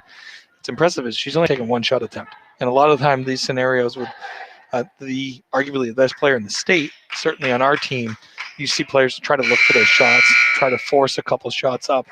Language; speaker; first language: English; native; English